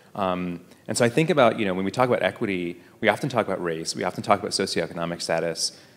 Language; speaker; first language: English; native; English